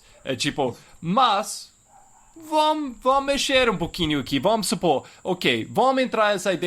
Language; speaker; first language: Portuguese; non-native, fluent; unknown